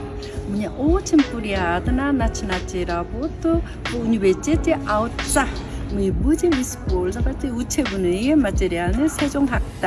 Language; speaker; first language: Russian; non-native, fluent; Korean